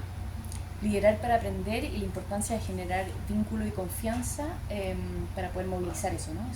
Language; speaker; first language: Spanish; native; Spanish